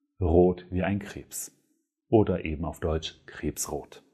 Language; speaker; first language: German; non-native, fluent; Polish